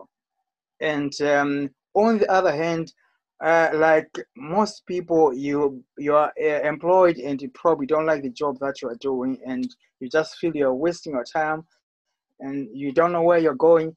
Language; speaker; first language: English; non-native, local second language; Shona